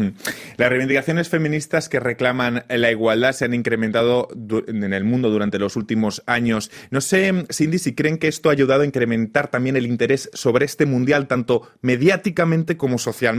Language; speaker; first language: Spanish; native; Spanish